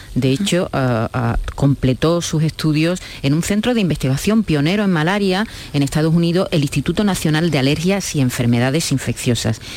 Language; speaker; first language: Spanish; native; Spanish